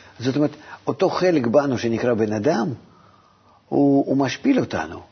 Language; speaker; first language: Hebrew; non-native, fluent; Russian